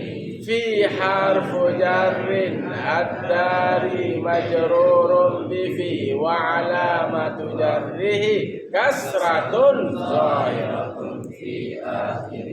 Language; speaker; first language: Arabic; non-native, fluent; Indonesian